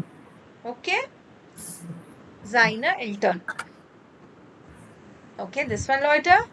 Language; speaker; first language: German; non-native, learner; Tamil